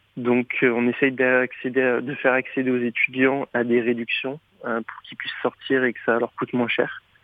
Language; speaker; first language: French; native; French